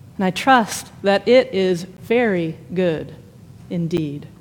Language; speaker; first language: English; native; English